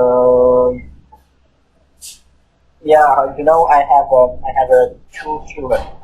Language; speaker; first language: English; non-native, learner; Vietnamese